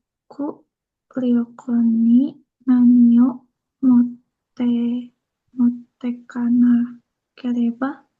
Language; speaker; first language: Japanese; non-native, learner; Indonesian